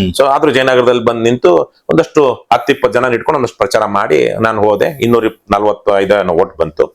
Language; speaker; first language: Kannada; native; Kannada